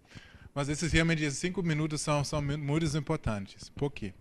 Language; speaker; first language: Portuguese; non-native, fluent; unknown